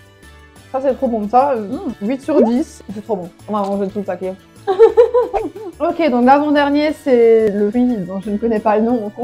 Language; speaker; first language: French; native; French